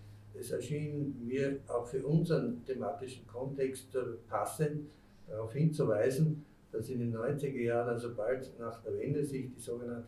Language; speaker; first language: German; native; German